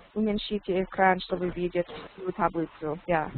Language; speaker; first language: Russian; non-native, learner; English